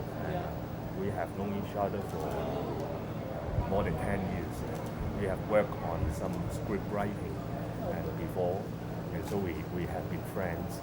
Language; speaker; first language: English; non-native, fluent; Cantonese